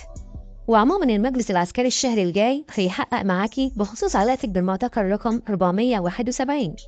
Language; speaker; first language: Arabic; native; Arabic